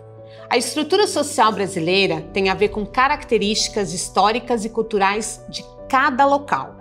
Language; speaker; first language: Portuguese; native; Portuguese